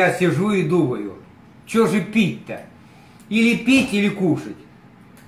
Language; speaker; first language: Russian; native; Russian